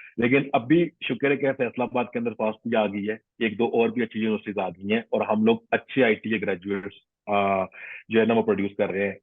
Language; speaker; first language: Urdu; non-native, local second language; Punjabi